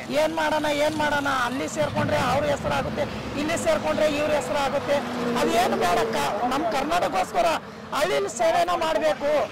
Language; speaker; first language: Kannada; non-native, local second language; Marathi